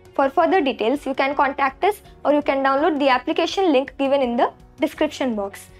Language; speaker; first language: English; non-native, local second language; Hindi